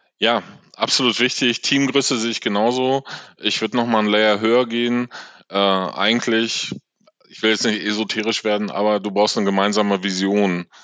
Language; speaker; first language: German; native; German